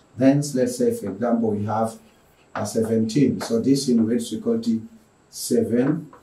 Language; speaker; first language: English; non-native, local second language; Swahili